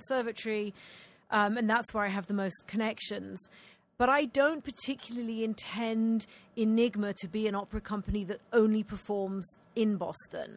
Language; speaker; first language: English; native; English